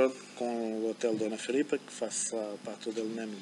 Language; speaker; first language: Spanish; non-native, learner; German